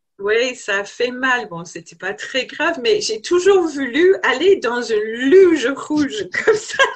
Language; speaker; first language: French; non-native, fluent; English